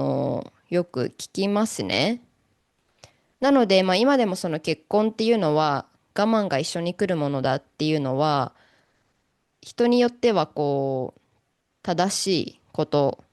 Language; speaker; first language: Japanese; native; Japanese